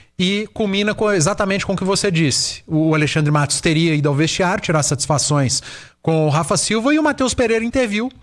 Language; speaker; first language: Portuguese; native; Portuguese